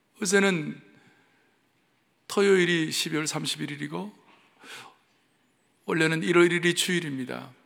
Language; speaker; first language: Korean; native; Korean